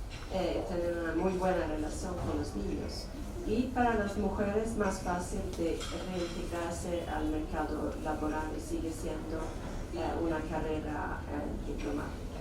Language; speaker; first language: Spanish; non-native, fluent; Swedish